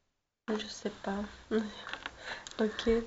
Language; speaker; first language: French; non-native, learner; Russian